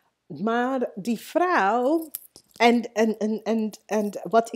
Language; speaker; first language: Dutch; non-native, learner; English